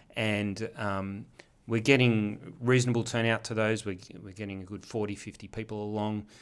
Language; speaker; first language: English; native; English